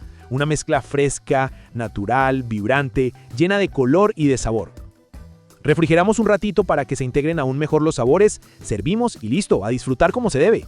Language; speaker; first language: Spanish; native; Spanish